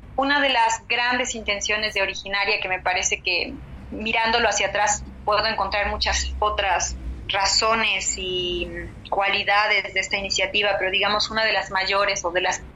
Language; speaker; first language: Spanish; native; Spanish